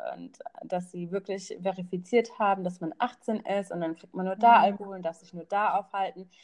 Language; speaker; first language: German; non-native, local second language; Thai